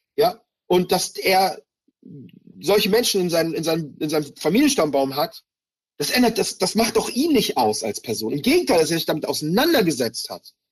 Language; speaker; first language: German; early bilingual, other home language; Hebrew